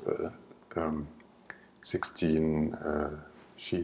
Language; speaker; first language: English; non-native, learner; German